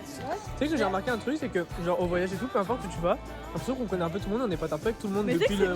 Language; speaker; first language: French; native; French